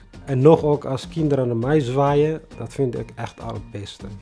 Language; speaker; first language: Dutch; non-native, fluent; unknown